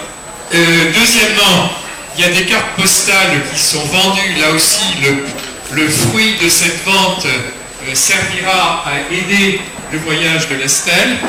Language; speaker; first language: French; native; French